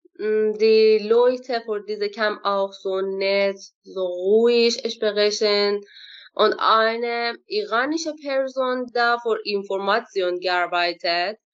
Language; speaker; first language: German; non-native, learner; Persian